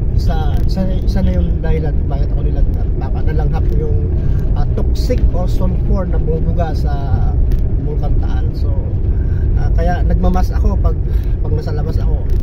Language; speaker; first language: Filipino; non-native, local second language; Bikol